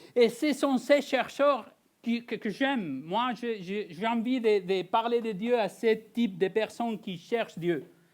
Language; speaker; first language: French; non-native, fluent; Spanish